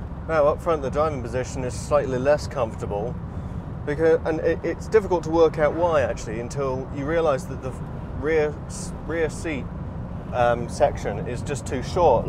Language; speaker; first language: English; native; English